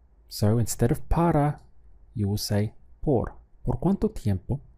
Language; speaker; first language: Spanish; non-native, fluent; English